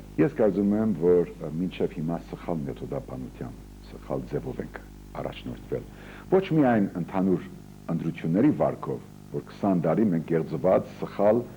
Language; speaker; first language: Armenian; early bilingual, heritage; Armenian